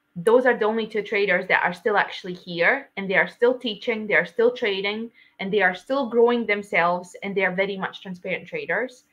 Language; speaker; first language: English; non-native, fluent; Latvian